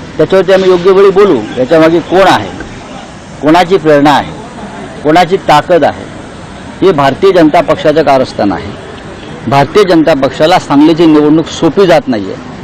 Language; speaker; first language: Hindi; non-native, local second language; Marathi